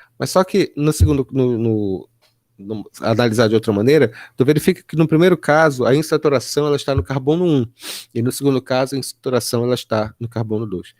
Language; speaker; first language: Portuguese; native; Portuguese